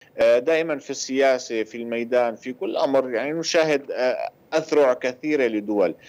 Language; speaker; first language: Arabic; native; Arabic